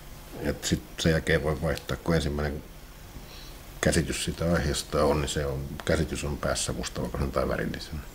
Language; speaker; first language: Finnish; native; Finnish